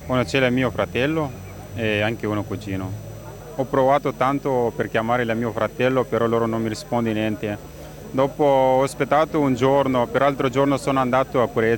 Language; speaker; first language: Italian; non-native, learner; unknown